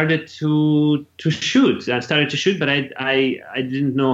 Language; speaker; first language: English; non-native, fluent; Russian